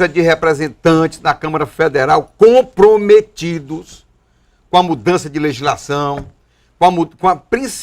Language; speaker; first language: Portuguese; native; Portuguese